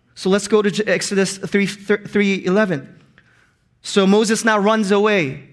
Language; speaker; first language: English; non-native, local second language; Korean